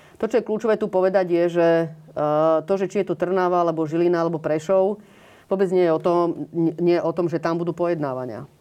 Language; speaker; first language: Slovak; native; Slovak